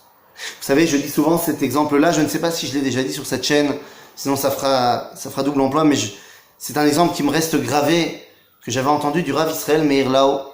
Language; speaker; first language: French; native; French